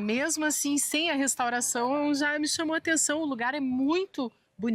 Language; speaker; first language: Portuguese; native; Portuguese